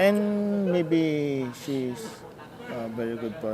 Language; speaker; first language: English; non-native, local second language; Filipino